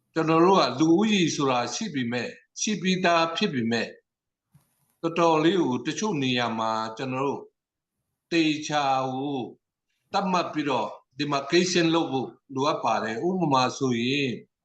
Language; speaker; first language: Burmese; non-native, local second language; Tedim Chin